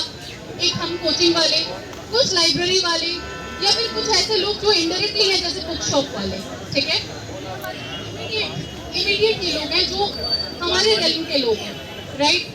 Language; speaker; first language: Hindi; native; Hindi